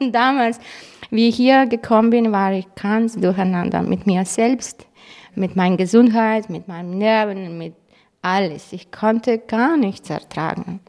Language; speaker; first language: German; non-native, fluent; Croatian